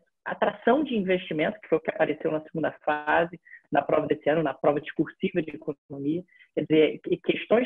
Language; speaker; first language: Portuguese; native; Portuguese